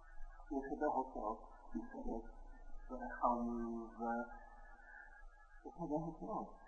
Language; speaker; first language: Hebrew; non-native, fluent; English